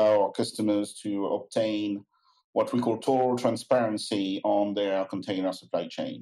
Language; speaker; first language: English; non-native, fluent; French